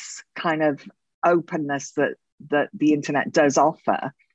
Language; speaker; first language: English; native; English